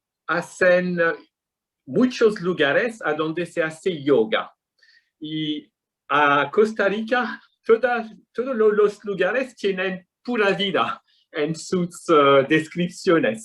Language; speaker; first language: Spanish; non-native, learner; English